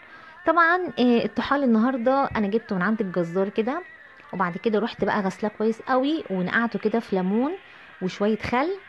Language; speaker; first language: Arabic; native; Arabic